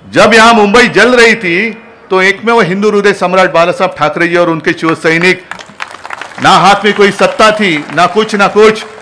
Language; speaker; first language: Hindi; non-native, local second language; Marathi